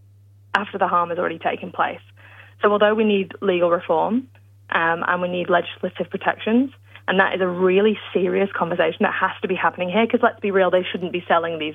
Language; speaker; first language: English; native; English